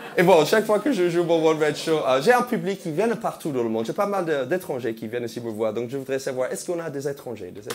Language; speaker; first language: French; non-native, fluent; English